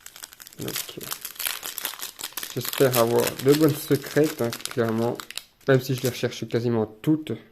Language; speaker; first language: French; native; French